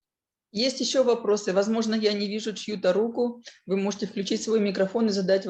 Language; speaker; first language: Russian; native; Russian